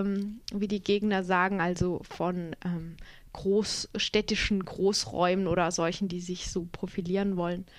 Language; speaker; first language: German; native; German